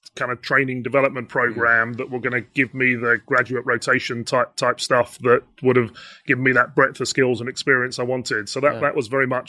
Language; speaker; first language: English; native; English